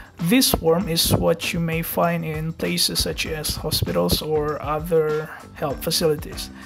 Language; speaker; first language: English; non-native, fluent; Indonesian